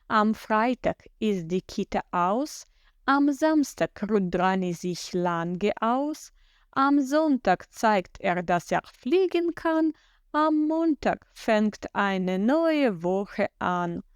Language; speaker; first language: German; non-native, fluent; Ukrainian